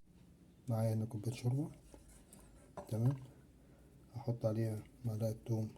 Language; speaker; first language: Arabic; native; Arabic